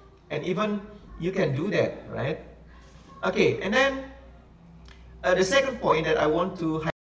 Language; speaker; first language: English; non-native, fluent; Indonesian